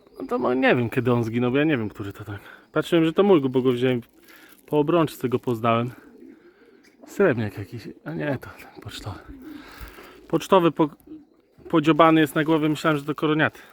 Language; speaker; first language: Polish; native; Polish